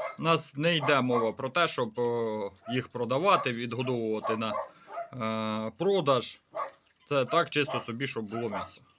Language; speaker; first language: Ukrainian; native; Ukrainian